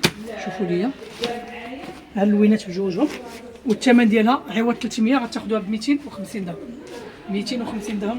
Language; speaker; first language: Arabic; native; Arabic